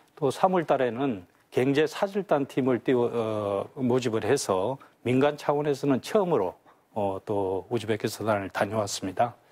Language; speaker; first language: Korean; native; Korean